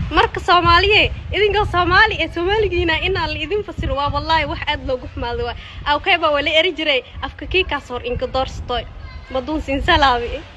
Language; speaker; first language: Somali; non-native, local second language; Maay